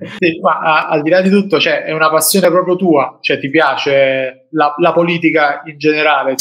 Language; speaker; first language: Italian; native; Italian